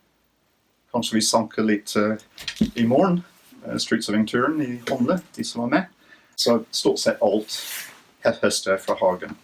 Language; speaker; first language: Norwegian; non-native, fluent; English